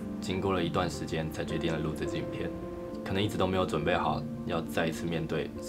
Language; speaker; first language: Chinese; native; Chinese